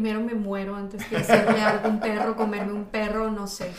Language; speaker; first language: Spanish; native; Spanish